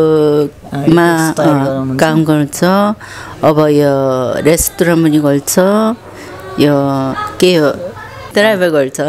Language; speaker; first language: Nepali; non-native, learner; Korean